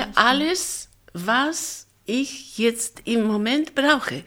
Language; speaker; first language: German; non-native, fluent; Polish